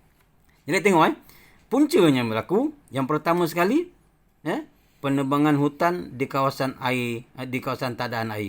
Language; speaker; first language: Malay; native; Malay